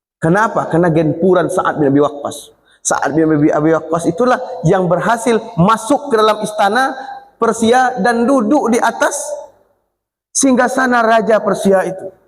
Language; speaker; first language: Malay; non-native, local second language; Minangkabau